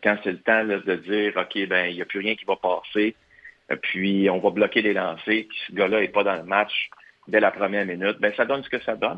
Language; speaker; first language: French; native; French